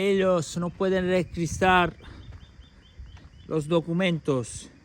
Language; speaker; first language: Spanish; non-native, fluent; Italian